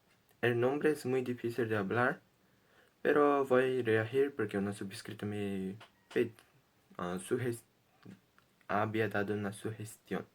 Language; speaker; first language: Spanish; non-native, learner; Portuguese